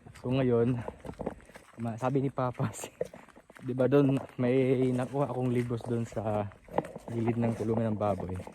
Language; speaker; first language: Filipino; non-native, local second language; Cebuano